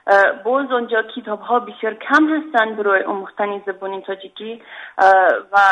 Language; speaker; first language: Persian; non-native, learner; English